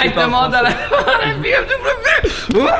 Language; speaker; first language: French; non-native, learner; English